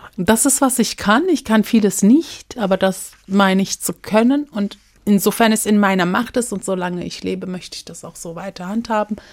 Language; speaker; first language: German; early bilingual, other home language; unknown